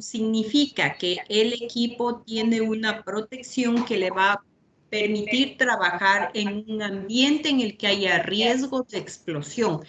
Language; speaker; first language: Spanish; native; Spanish